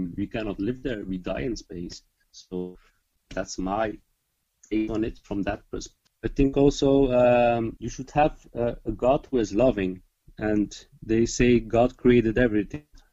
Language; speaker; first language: English; non-native, fluent; Dutch